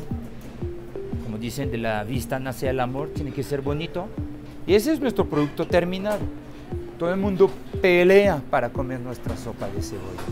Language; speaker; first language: Spanish; non-native, fluent; French